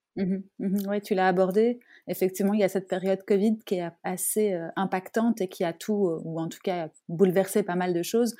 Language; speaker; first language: French; native; French